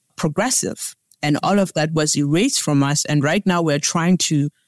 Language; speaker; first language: English; non-native, local second language; Tsonga